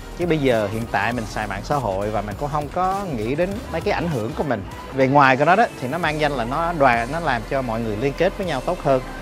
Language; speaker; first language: Vietnamese; early bilingual, heritage; Vietnamese